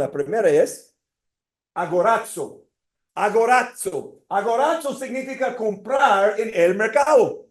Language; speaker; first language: Spanish; non-native, fluent; English